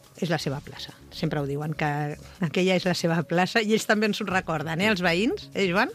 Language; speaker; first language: Catalan; native; Catalan